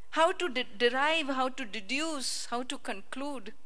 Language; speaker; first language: English; non-native, local second language; Hindi